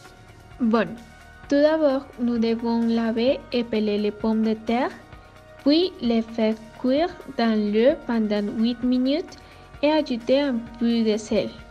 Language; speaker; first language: French; non-native, learner; Spanish